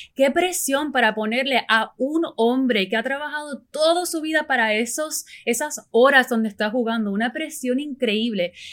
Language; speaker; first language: Spanish; early bilingual, heritage; Spanish